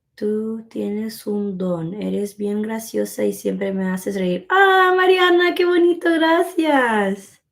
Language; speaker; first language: Spanish; early bilingual, heritage; Spanish